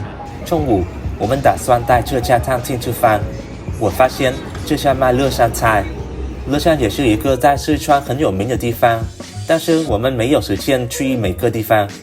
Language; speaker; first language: Chinese; non-native, learner; Vietnamese